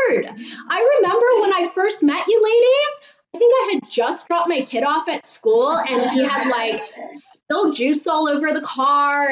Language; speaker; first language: English; native; English